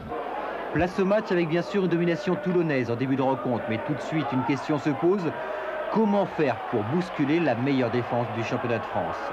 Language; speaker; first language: French; native; French